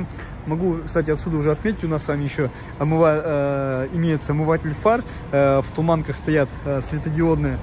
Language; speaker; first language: Russian; native; Russian